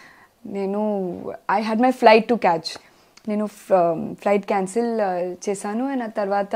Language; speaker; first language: Telugu; non-native, learner; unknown